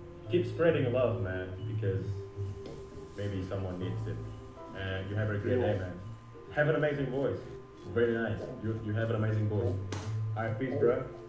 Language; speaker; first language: English; non-native, fluent; Indonesian